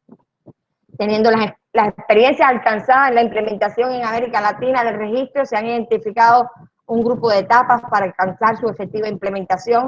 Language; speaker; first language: Spanish; native; Spanish